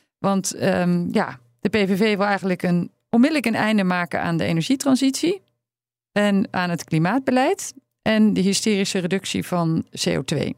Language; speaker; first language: Dutch; native; Dutch